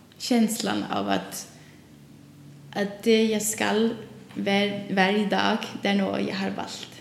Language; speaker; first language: Swedish; non-native, learner; Faroese